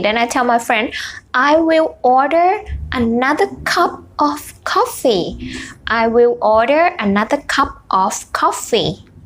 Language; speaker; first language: English; non-native, fluent; Thai